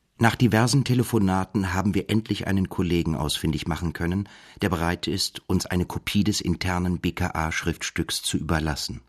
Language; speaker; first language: German; native; German